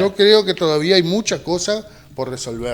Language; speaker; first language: Spanish; native; Spanish